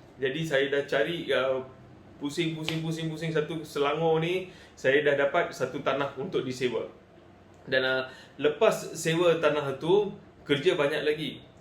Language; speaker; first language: Malay; non-native, local second language; Tamil